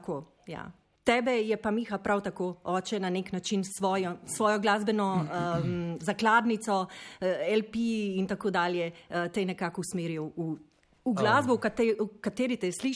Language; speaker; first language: Slovenian; native; Slovenian